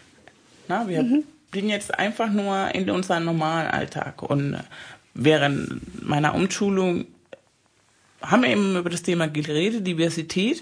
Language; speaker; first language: German; non-native, fluent; Spanish